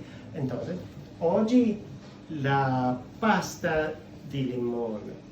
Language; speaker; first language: Italian; non-native, learner; Spanish